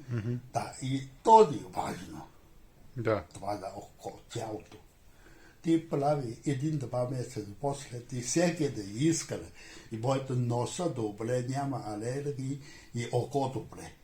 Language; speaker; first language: Bulgarian; non-native, learner; Chinese